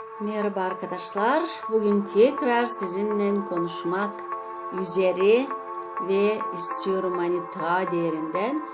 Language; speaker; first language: Turkish; non-native, fluent; Azerbaijani